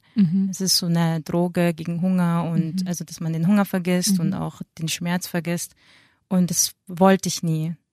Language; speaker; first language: German; early bilingual, other home language; Filipino